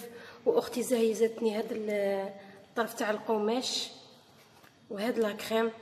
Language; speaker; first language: Arabic; native; Arabic